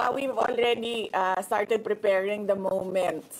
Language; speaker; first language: English; non-native, local second language; Filipino